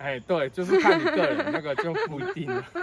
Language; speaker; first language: Chinese; native; Chinese